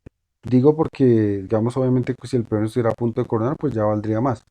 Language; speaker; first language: Spanish; native; Spanish